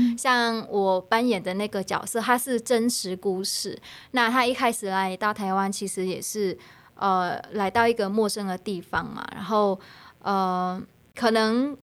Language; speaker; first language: Chinese; non-native, fluent; Vietnamese